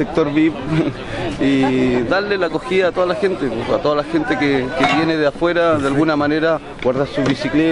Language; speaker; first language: Spanish; native; Spanish